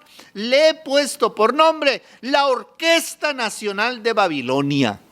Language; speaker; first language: Spanish; native; Spanish